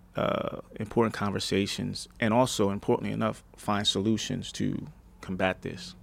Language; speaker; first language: English; native; English